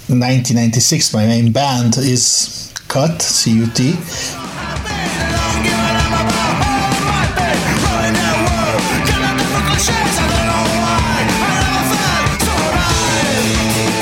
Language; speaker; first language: English; non-native, fluent; Italian